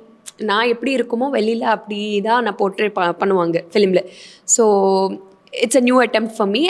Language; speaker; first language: Tamil; non-native, fluent; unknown